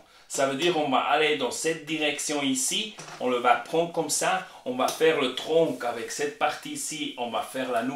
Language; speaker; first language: French; non-native, learner; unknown